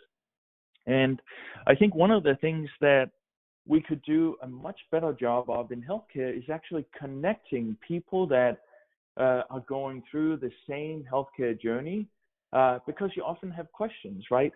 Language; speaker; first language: English; non-native, fluent; Danish